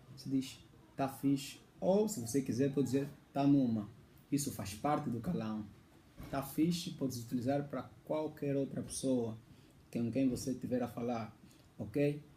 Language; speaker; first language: Portuguese; native; Portuguese